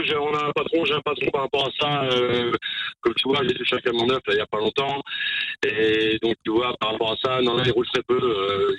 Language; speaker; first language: French; native; French